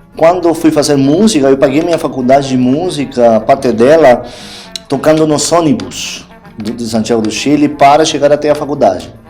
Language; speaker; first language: Portuguese; non-native, fluent; Spanish